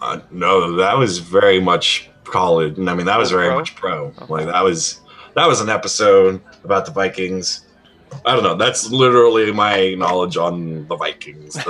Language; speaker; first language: English; native; English